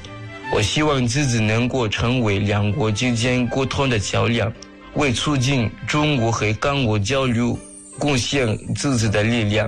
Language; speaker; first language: Chinese; non-native, fluent; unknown